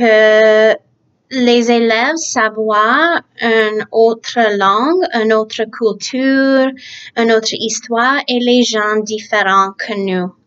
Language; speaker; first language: French; early bilingual, other home language; Czech